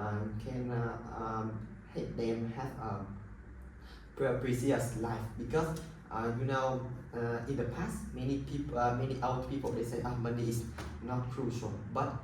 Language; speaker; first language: English; non-native, learner; Vietnamese